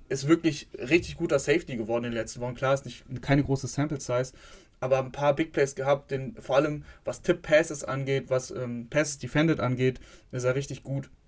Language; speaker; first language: German; native; German